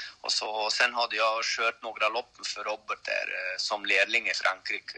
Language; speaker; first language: Swedish; non-native, learner; French